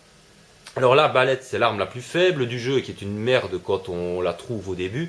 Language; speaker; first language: French; native; French